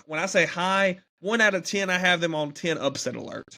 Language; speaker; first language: English; native; English